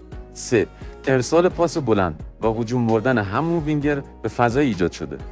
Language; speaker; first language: Persian; native; Persian